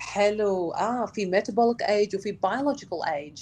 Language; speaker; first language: English; early bilingual, other home language; Arabic